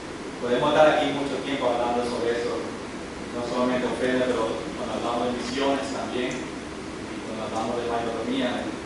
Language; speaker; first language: Spanish; early bilingual, heritage; English